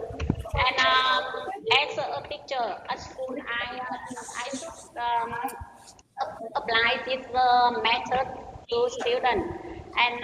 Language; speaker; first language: English; non-native, learner; Vietnamese